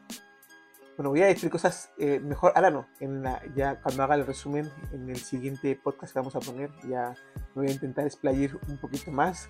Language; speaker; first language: Spanish; native; Spanish